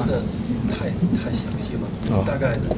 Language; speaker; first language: Chinese; non-native, fluent; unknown